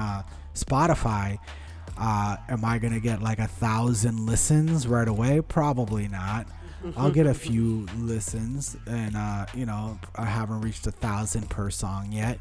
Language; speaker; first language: English; early bilingual, other home language; Portuguese